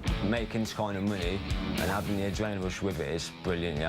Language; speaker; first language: English; native; English